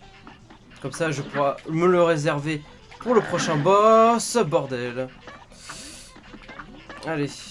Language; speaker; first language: French; native; French